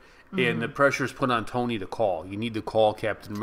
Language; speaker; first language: English; native; English